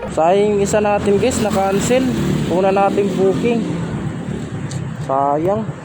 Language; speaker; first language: Filipino; native; Filipino